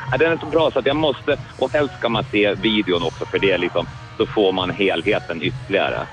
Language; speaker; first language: Swedish; native; Swedish